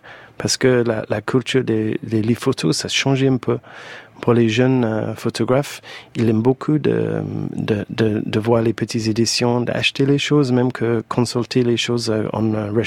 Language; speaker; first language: French; non-native, fluent; English